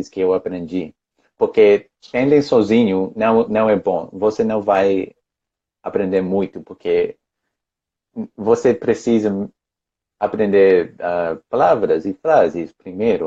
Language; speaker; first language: Portuguese; non-native, fluent; English